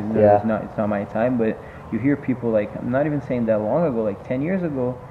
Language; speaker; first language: English; non-native, fluent; Portuguese